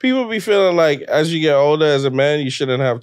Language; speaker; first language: English; native; English